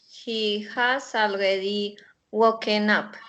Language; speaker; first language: English; non-native, learner; Spanish